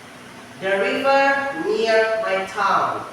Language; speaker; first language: English; non-native, learner; Indonesian